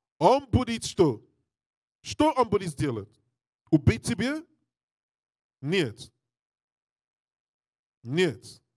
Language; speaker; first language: Russian; non-native, learner; English